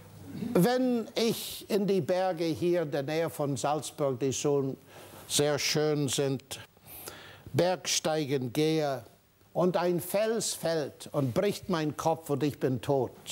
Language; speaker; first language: German; non-native, fluent; English